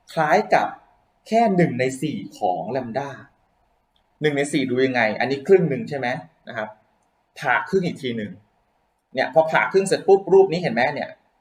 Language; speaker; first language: Thai; native; Thai